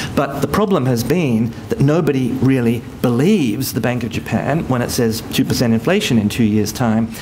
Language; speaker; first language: English; native; English